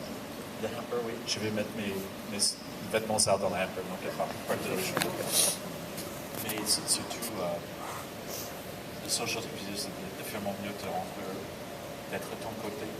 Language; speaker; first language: French; non-native, learner; English